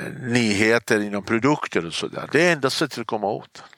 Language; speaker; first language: Swedish; non-native, fluent; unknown